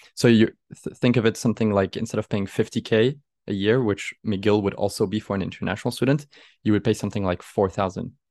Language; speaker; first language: English; non-native, fluent; French